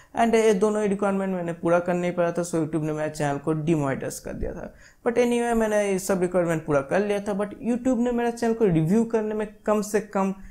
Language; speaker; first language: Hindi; non-native, local second language; Bangla